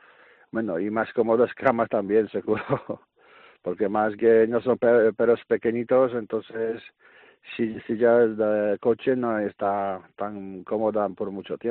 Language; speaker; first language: Spanish; non-native, learner; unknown